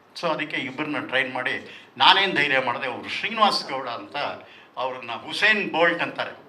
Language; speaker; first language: Kannada; non-native, local second language; Tulu